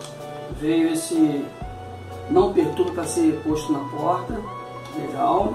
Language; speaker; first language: Portuguese; native; Portuguese